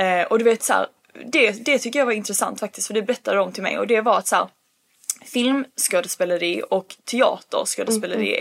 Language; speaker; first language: Swedish; early bilingual, other home language; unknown